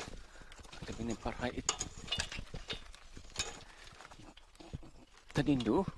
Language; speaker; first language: Welsh; non-native, learner; English